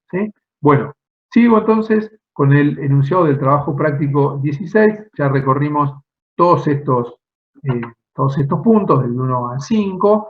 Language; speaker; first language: Spanish; native; Spanish